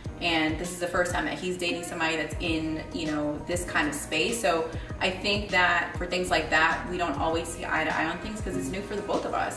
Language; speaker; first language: English; early bilingual, other home language; Spanish